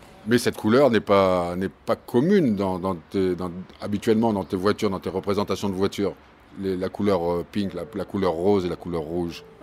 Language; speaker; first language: French; native; French